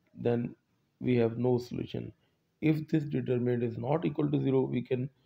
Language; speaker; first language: English; non-native, local second language; Urdu